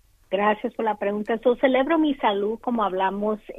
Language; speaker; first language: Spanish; early bilingual, other home language; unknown